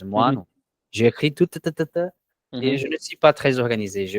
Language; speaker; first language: French; non-native, learner; Portuguese